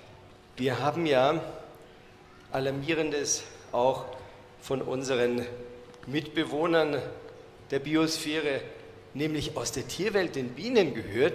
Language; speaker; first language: German; native; German